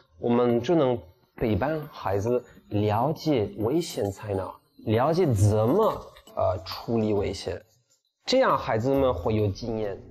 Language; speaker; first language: Chinese; non-native, fluent; French